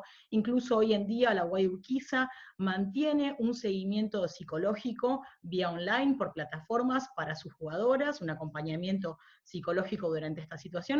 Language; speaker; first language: Spanish; native; Spanish